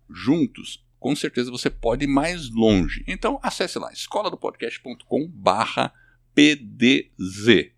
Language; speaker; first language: Portuguese; native; Portuguese